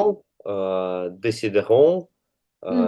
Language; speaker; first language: French; non-native, learner; Russian